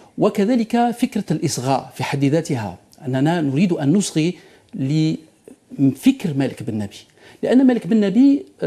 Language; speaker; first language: Arabic; native; Arabic